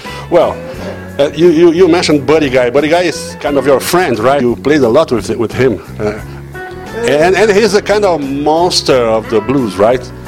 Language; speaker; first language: English; non-native, learner; Portuguese